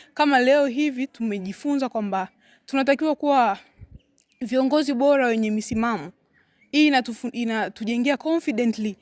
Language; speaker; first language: Swahili; native; Swahili